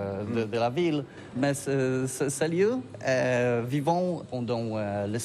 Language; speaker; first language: French; non-native, learner; Polish